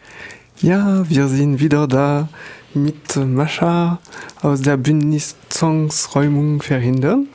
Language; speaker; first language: German; non-native, fluent; French